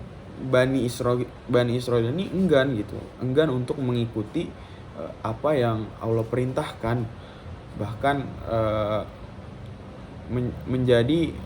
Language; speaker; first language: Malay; non-native, local second language; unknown